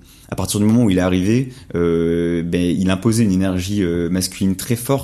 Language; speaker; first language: French; native; French